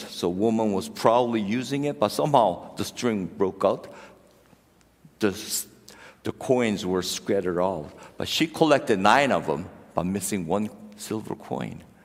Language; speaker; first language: English; non-native, fluent; Korean